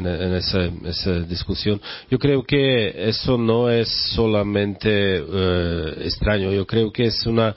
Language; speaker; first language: Spanish; non-native, learner; Czech